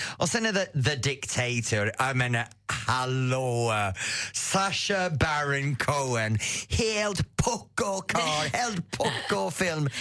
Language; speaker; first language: Swedish; non-native, fluent; English